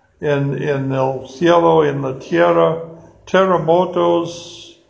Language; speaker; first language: Spanish; non-native, fluent; English